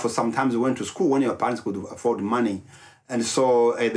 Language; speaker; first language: English; non-native, local second language; Kinyarwanda